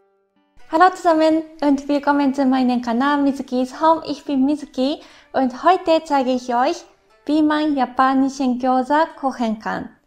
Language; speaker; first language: German; non-native, fluent; Japanese